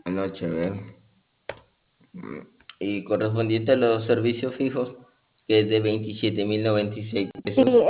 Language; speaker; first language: Spanish; native; Spanish